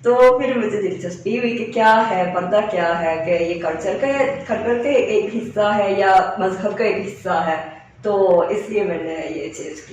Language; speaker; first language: Hindi; non-native, fluent; Japanese